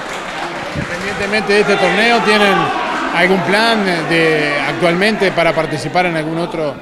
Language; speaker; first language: Spanish; native; Spanish